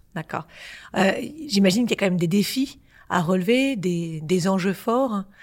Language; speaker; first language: French; native; French